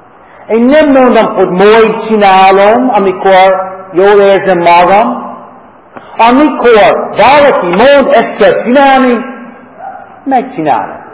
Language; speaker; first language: Hungarian; non-native, fluent; English